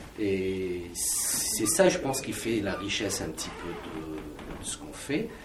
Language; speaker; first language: French; non-native, local second language; Kabyle